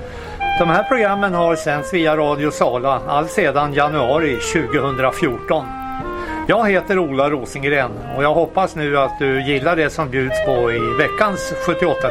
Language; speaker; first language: Swedish; native; Swedish